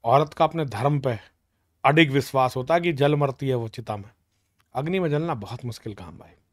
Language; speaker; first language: Hindi; native; Hindi